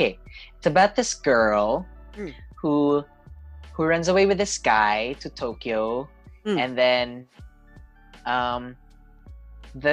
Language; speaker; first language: English; non-native, local second language; Cebuano